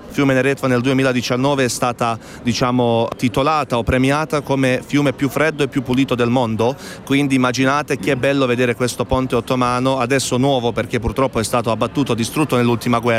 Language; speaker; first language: Italian; non-native, fluent; Bosnian